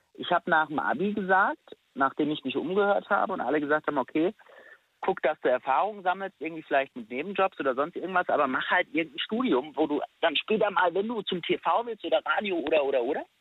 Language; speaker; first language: German; native; German